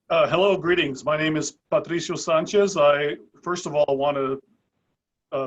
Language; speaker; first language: English; early bilingual, other home language; Spanish